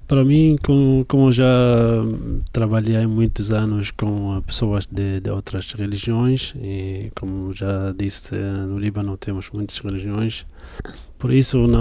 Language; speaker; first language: Portuguese; non-native, fluent; Arabic